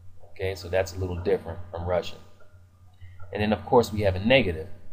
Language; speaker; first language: English; native; English